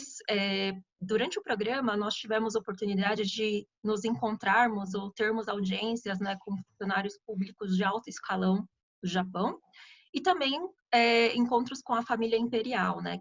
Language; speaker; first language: Portuguese; native; Portuguese